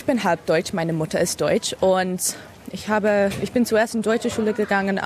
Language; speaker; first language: German; early bilingual, heritage; English